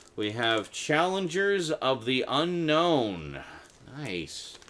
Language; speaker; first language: English; native; English